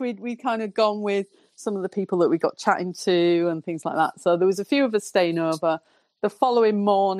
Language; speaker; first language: English; native; English